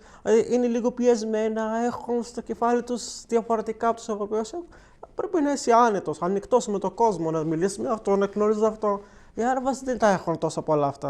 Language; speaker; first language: Greek; non-native, learner; Arabic